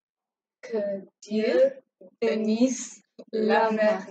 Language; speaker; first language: French; non-native, learner; English